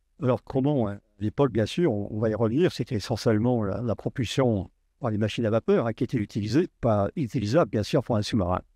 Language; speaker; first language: French; native; French